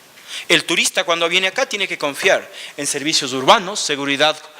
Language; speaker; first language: Spanish; native; Spanish